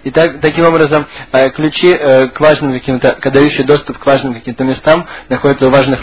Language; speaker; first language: Russian; native; Russian